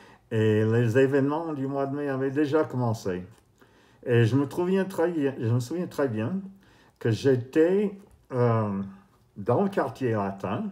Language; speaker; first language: French; non-native, fluent; English